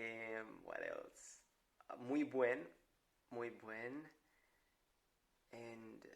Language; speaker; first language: Spanish; non-native, learner; Hebrew